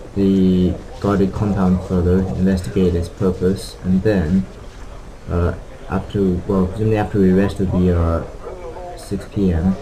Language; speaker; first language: English; native; English